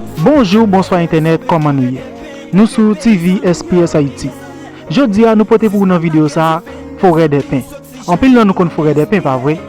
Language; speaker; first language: Haitian Creole; native; Haitian Creole